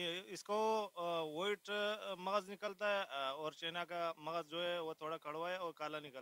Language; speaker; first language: Hindi; non-native, local second language; Pashto